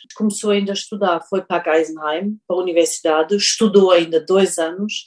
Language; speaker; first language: Portuguese; non-native, fluent; German